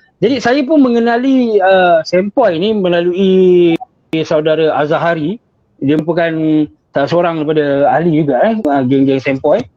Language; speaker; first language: Malay; native; Malay